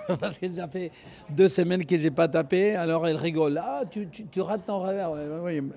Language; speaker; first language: French; non-native, fluent; Spanish